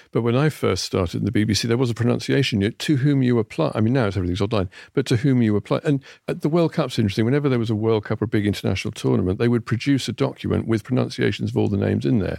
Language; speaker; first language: English; native; English